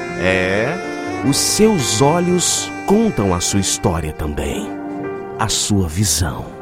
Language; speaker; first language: Portuguese; native; Portuguese